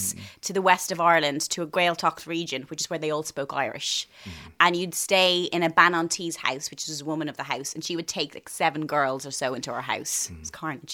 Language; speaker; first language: English; native; English